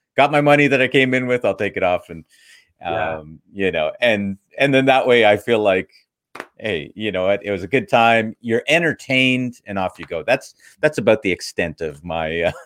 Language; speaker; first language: English; early bilingual, other home language; Hindi